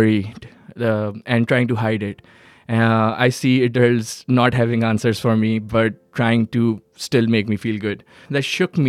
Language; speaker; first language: English; non-native, local second language; Urdu